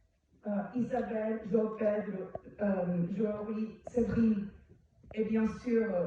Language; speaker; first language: French; native; French